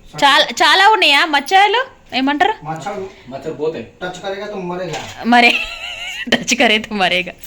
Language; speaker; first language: Telugu; native; Telugu